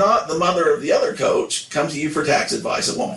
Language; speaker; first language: English; native; English